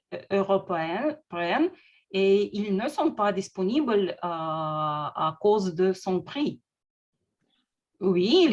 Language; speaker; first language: French; non-native, learner; Russian